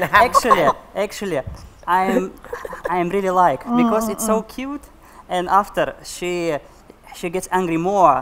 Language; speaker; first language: English; non-native, learner; Russian